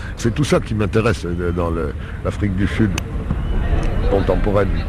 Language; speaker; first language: French; native; French